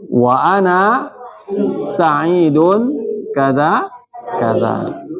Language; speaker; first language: Arabic; non-native, fluent; Indonesian